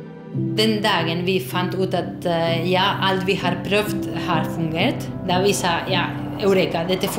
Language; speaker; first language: Norwegian; non-native, fluent; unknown